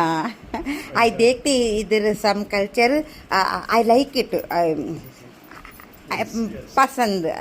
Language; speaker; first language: Hindi; non-native, local second language; Telugu